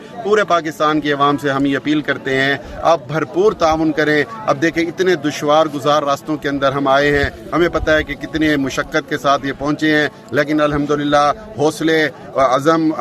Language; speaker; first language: Urdu; native; Urdu